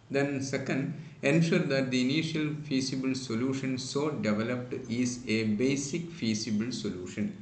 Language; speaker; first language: English; non-native, local second language; Malayalam